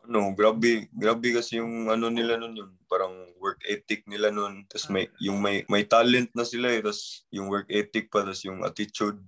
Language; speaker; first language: Filipino; non-native, local second language; Cebuano